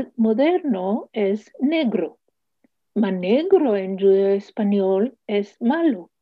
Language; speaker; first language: Spanish; early bilingual, heritage; Hebrew